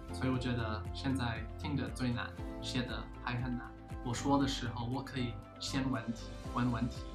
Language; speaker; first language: Chinese; non-native, learner; English